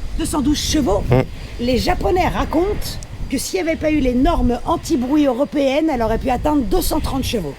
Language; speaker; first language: French; native; French